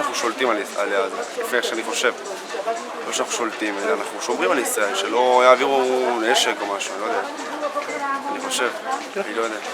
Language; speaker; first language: Hebrew; native; Hebrew